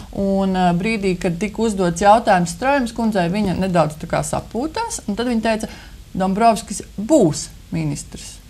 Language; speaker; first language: Latvian; native; Latvian